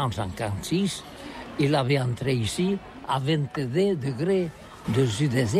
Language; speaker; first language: French; non-native, learner; Catalan